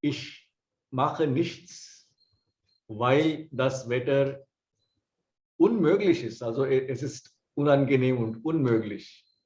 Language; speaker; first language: German; non-native, fluent; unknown